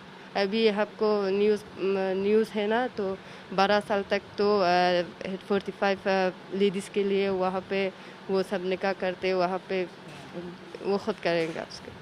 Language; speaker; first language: Hindi; non-native, learner; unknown